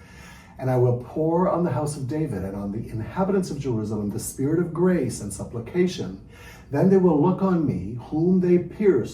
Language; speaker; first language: English; native; English